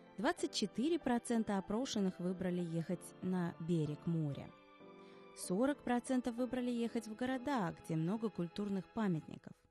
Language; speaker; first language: Russian; native; Russian